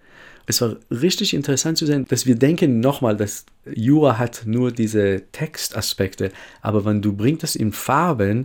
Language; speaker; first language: German; non-native, fluent; Hebrew